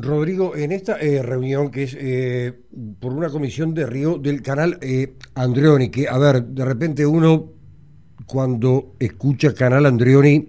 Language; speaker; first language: Spanish; native; Spanish